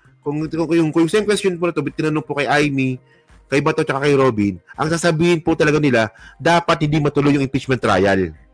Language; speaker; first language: Filipino; non-native, local second language; Hiligaynon